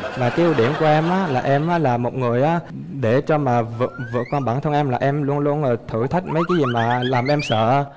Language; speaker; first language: Vietnamese; early bilingual, heritage; Vietnamese